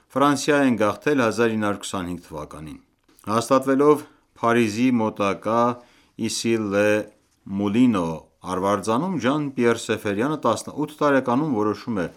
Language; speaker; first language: Armenian; native; Armenian